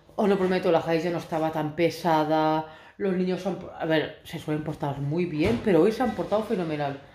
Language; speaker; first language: Spanish; early bilingual, other home language; Arabic